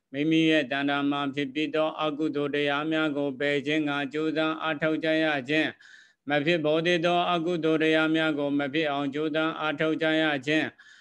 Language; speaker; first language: Burmese; native; Burmese